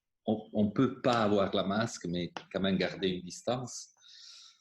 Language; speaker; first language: French; non-native, fluent; Italian